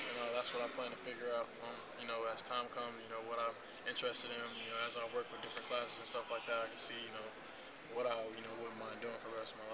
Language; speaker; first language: English; native; English